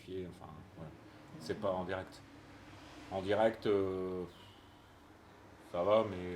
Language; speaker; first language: French; native; French